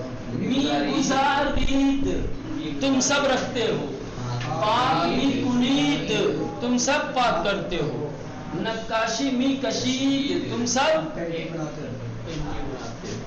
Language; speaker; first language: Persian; non-native, fluent; Urdu